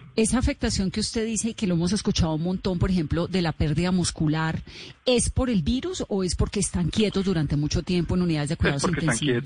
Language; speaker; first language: Spanish; native; Spanish